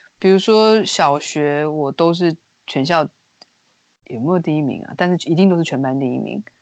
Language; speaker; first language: Chinese; native; Chinese